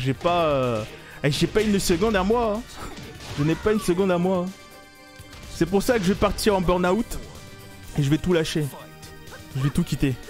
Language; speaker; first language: French; native; French